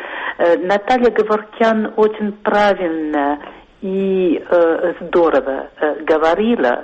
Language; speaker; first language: Russian; non-native, fluent; French